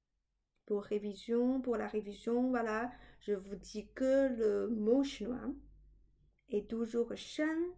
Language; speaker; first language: French; non-native, fluent; Chinese